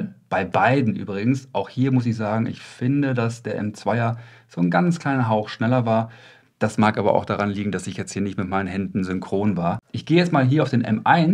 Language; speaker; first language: German; native; German